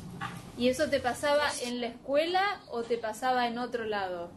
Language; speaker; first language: Spanish; native; Spanish